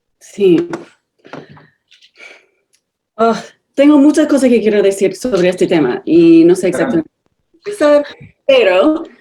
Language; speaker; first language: Spanish; non-native, fluent; English